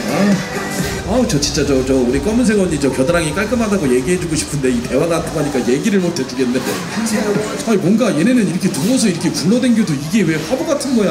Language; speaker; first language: Korean; native; Korean